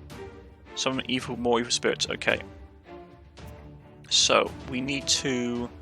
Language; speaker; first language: English; native; English